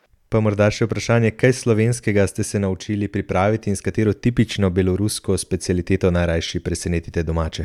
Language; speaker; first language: Slovenian; native; Slovenian